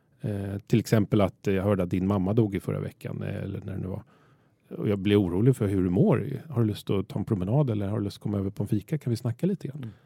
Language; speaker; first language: Swedish; native; Swedish